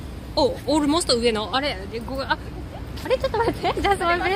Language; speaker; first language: English; non-native, learner; Japanese